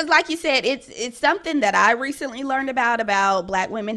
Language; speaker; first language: English; native; English